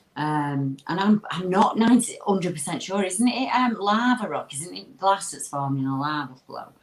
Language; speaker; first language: English; native; English